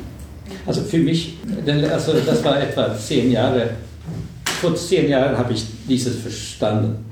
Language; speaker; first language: German; non-native, fluent; Swedish